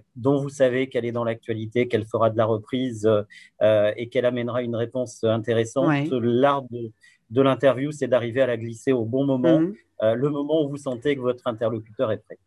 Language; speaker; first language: French; native; French